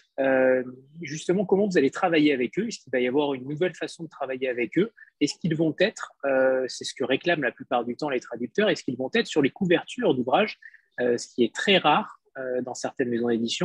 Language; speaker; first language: French; native; French